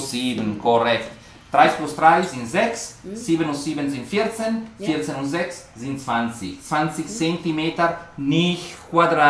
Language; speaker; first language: German; non-native, learner; Spanish